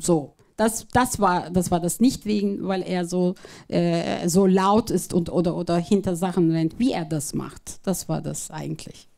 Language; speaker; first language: German; non-native, fluent; Turkish